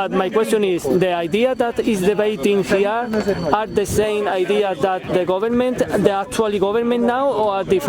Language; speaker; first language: English; non-native, learner; Spanish